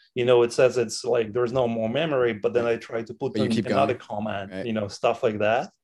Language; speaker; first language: English; non-native, fluent; Russian